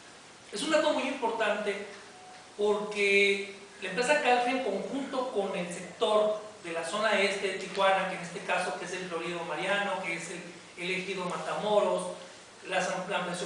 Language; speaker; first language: Spanish; native; Spanish